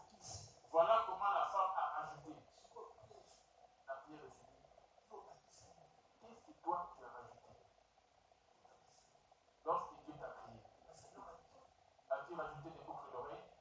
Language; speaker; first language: French; non-native, local second language; Lingala